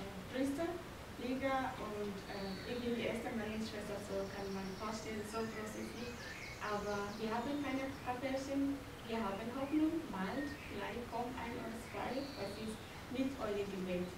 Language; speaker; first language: German; non-native, learner; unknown